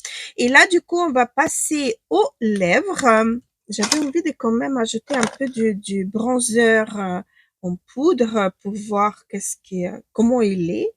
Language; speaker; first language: French; non-native, fluent; Ukrainian